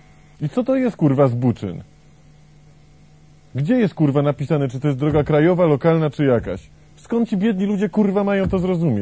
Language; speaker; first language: Polish; native; Polish